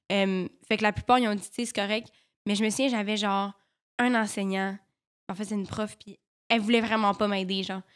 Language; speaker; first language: French; native; French